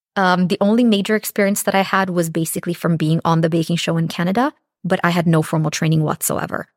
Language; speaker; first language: English; early bilingual, other home language; Romanian